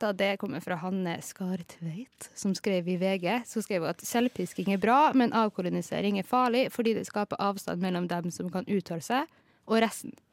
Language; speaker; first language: Norwegian; native; Norwegian